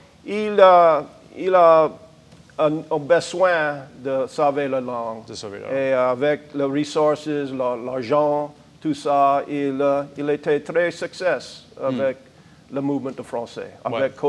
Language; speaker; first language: French; non-native, learner; English